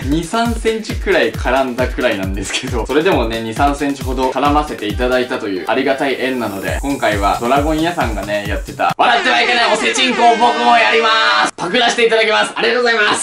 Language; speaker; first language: Japanese; native; Japanese